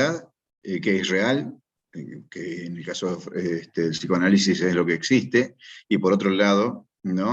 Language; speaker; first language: Spanish; native; Spanish